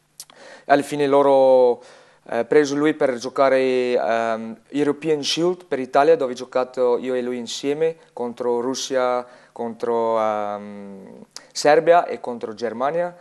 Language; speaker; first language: Italian; non-native, learner; Afrikaans